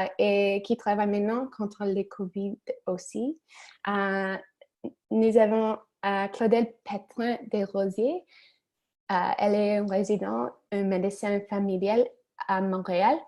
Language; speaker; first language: French; non-native, learner; English